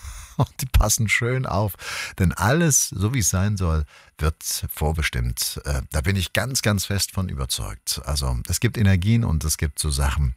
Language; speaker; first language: German; native; German